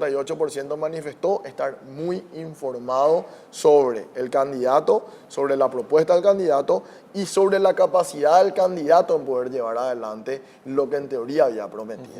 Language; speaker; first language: Spanish; native; Spanish